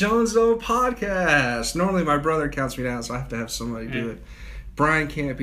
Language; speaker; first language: English; native; English